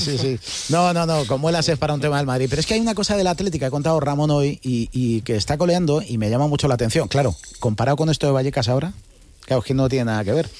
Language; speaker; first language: Spanish; native; Spanish